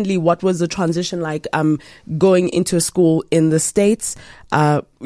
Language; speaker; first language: English; non-native, local second language; Ganda